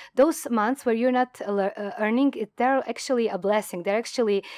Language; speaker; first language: English; non-native, fluent; Croatian